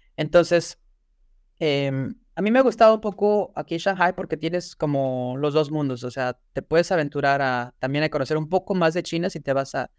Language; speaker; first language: Spanish; native; Spanish